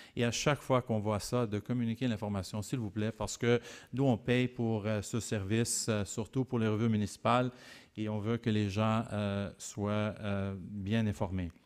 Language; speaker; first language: French; native; French